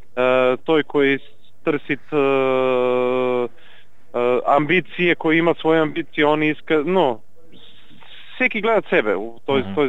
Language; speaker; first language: Bulgarian; non-native, learner; Serbian